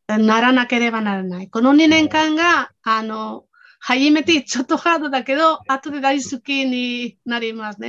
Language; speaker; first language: Japanese; non-native, fluent; Spanish